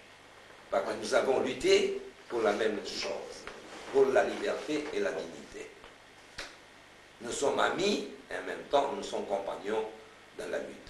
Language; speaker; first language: French; non-native, fluent; Romanian